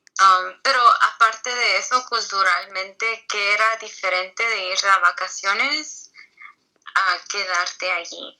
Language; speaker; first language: Spanish; early bilingual, heritage; Spanish